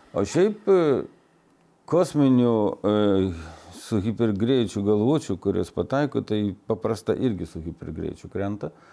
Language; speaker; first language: Lithuanian; non-native, local second language; Russian